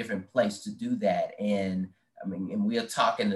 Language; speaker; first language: English; native; English